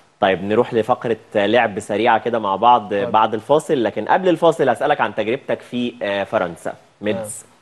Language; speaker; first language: Arabic; native; Arabic